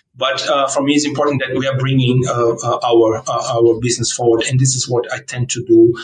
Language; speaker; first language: English; non-native, fluent; Portuguese